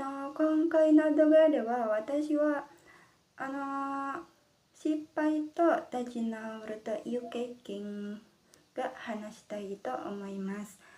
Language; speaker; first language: Japanese; non-native, learner; Indonesian